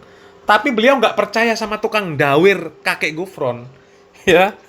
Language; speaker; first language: Indonesian; native; Indonesian